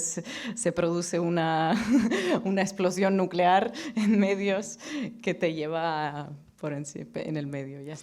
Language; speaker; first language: Spanish; non-native, fluent; Russian